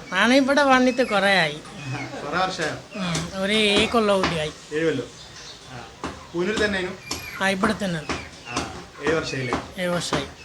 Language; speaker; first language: Malayalam; non-native, local second language; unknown